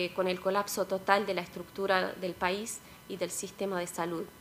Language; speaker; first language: Spanish; non-native, fluent; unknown